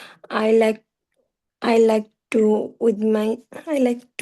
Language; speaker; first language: English; non-native, learner; Bangla